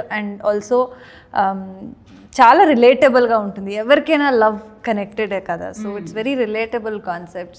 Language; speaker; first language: Telugu; non-native, learner; Kannada